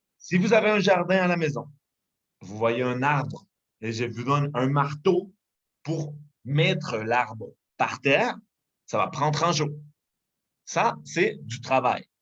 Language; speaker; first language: French; non-native, fluent; Spanish